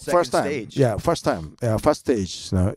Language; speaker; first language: English; non-native, learner; Japanese